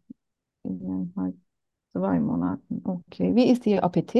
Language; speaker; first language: German; non-native, learner; Turkish